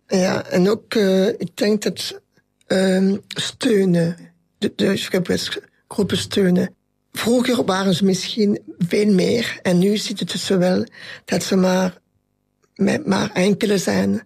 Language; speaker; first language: Dutch; non-native, local second language; French